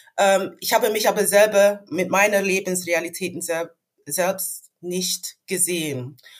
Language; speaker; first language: German; non-native, fluent; English